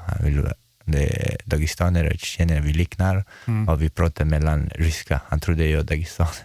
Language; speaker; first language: Swedish; non-native, fluent; Chechen